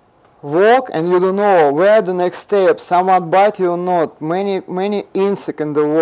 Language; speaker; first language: English; non-native, learner; Russian